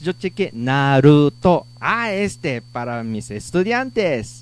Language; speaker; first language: Spanish; non-native, learner; Japanese